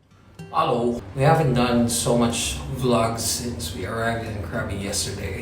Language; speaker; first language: English; non-native, local second language; Filipino